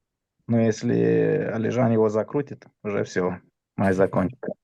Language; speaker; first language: Russian; non-native, fluent; Romanian